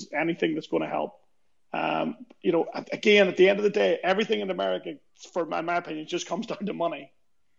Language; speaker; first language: English; native; English